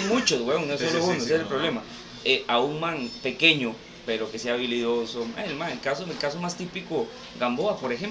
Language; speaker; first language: Spanish; native; Spanish